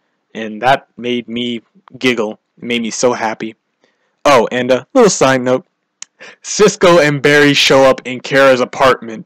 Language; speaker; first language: English; native; English